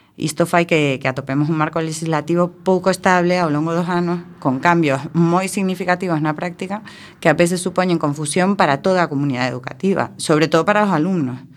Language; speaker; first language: Galician; non-native, local second language; Spanish